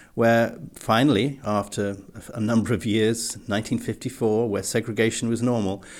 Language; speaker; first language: English; native; English